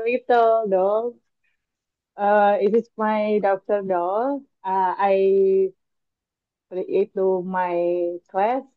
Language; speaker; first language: English; non-native, learner; Indonesian